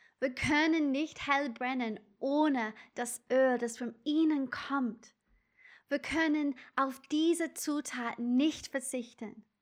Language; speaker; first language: German; non-native, fluent; English